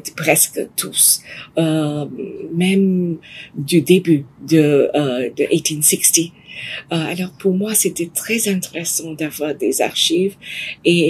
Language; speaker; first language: French; non-native, fluent; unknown